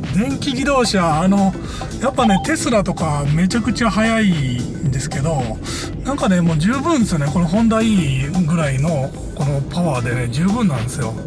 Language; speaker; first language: Japanese; native; Japanese